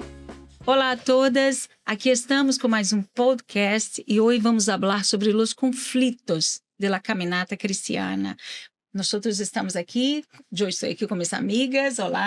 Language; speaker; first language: Portuguese; non-native, learner; Spanish